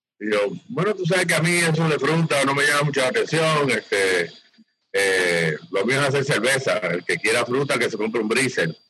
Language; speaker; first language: Spanish; native; Spanish